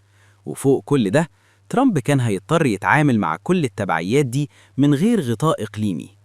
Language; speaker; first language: Arabic; native; Arabic